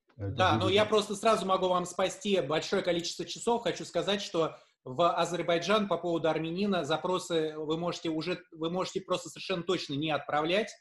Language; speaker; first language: Russian; native; Russian